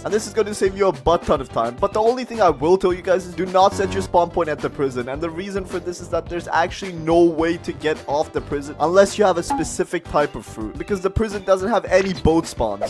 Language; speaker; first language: English; native; English